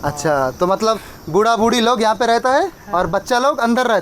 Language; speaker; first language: Hindi; non-native, local second language; Bangla